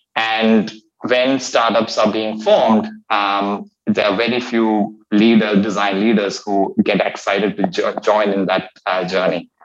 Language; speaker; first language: English; non-native, local second language; Malayalam